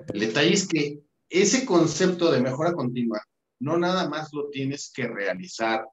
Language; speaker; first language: Spanish; native; Spanish